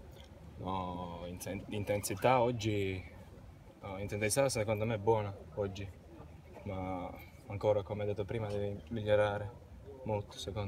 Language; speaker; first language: Italian; non-native, learner; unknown